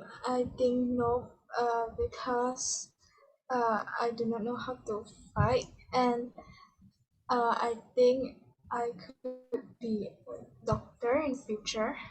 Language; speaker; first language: English; non-native, learner; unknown